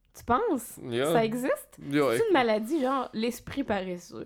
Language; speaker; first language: French; native; French